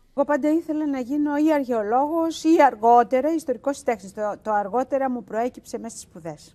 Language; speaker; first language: Greek; native; Greek